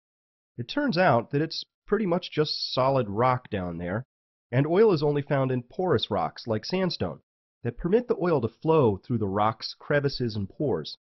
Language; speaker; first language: English; native; English